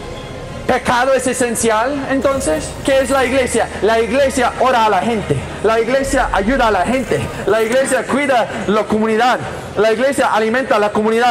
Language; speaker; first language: Spanish; non-native, learner; English